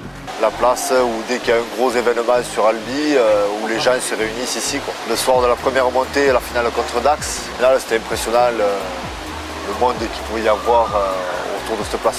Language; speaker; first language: French; native; French